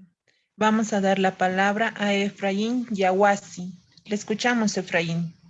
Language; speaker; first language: Spanish; native; Spanish